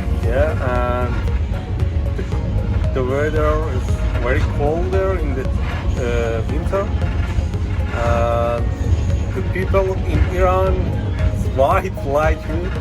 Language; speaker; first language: English; non-native, learner; Persian